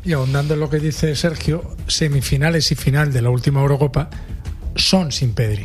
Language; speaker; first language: Spanish; native; Spanish